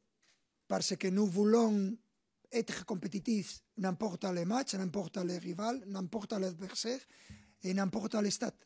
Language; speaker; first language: French; non-native, fluent; Spanish